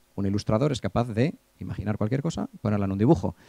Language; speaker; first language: Spanish; native; Spanish